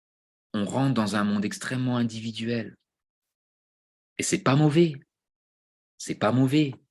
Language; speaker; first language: French; native; French